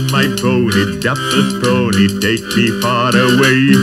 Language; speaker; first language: English; non-native, fluent; Czech